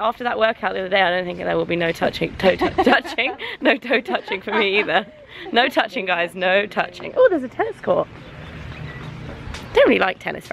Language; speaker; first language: English; native; English